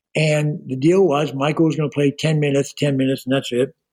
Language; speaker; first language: English; native; English